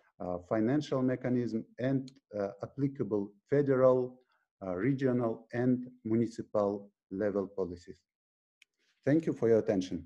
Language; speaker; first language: English; non-native, fluent; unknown